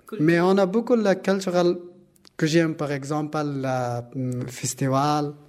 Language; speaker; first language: French; non-native, learner; Persian